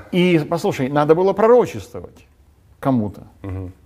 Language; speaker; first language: Russian; non-native, local second language; Ukrainian